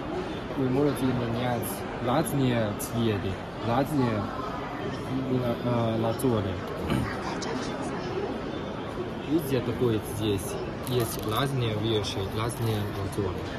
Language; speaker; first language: Russian; non-native, learner; Chinese